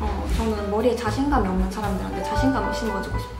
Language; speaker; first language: Korean; native; Korean